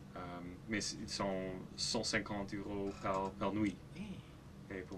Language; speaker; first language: French; non-native, local second language; English